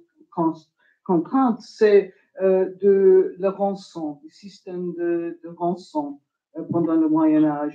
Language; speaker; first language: French; non-native, fluent; English